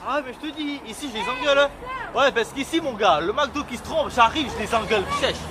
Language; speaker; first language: French; native; French